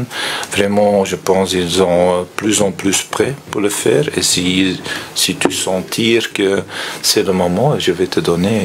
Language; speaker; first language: French; non-native, fluent; Dutch